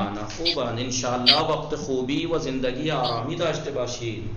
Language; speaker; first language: Persian; non-native, fluent; Urdu